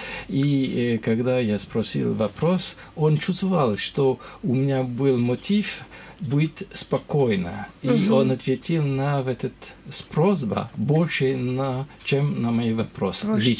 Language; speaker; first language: Russian; non-native, learner; French